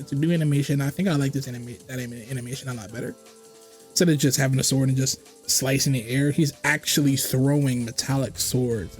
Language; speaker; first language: English; native; English